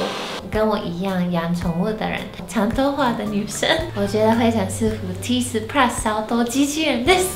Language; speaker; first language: Chinese; non-native, fluent; Japanese